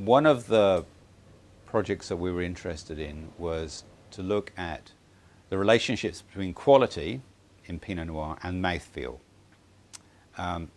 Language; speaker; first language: English; native; English